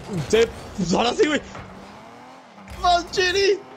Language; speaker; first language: Spanish; early bilingual, heritage; Spanish